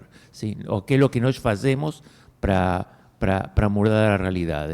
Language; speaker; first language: Portuguese; non-native, fluent; Spanish